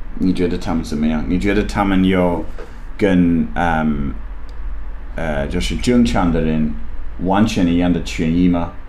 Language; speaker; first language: Chinese; non-native, learner; English